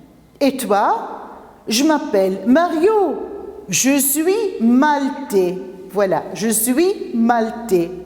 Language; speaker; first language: French; non-native, fluent; Maltese